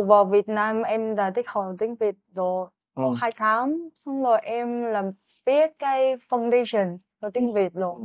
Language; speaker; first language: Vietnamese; non-native, learner; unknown